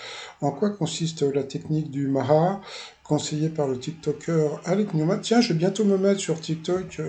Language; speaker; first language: French; native; French